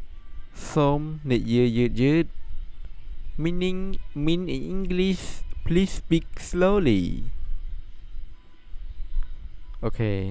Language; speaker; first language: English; non-native, learner; Khmer